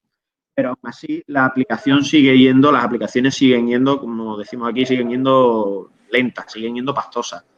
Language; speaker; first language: Spanish; native; Spanish